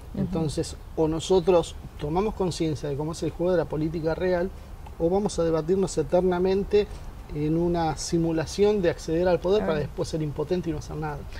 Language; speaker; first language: Spanish; native; Spanish